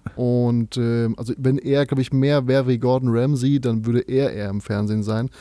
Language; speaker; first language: German; native; German